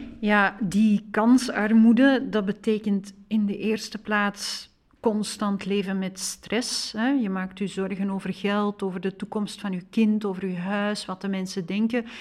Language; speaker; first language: Dutch; native; Dutch